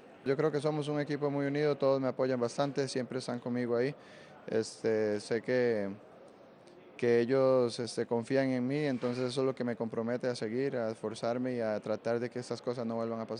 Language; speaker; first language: Spanish; native; Spanish